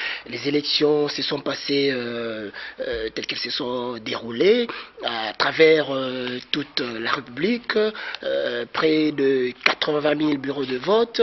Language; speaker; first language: French; non-native, local second language; Lingala